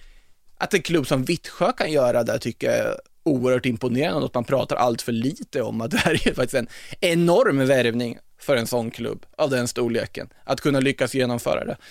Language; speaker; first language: Swedish; native; Swedish